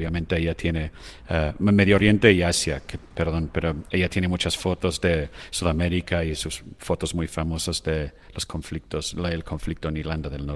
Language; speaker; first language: Spanish; non-native, fluent; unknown